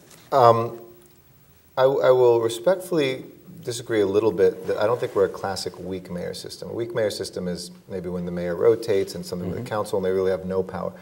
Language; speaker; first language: English; native; English